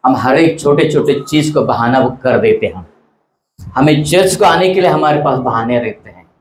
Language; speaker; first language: Hindi; non-native, local second language; Marathi